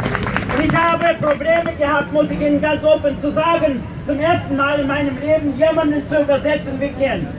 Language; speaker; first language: German; non-native, fluent; Russian